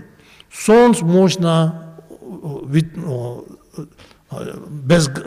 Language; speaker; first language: Russian; non-native, learner; Tibetan